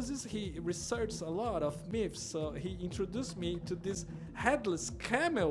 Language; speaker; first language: English; non-native, fluent; Portuguese